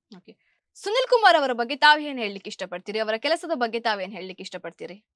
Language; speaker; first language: Kannada; native; Kannada